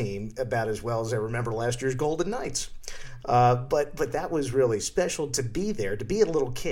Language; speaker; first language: English; native; English